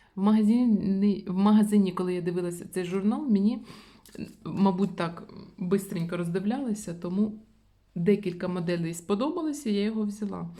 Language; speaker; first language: Ukrainian; non-native, local second language; Russian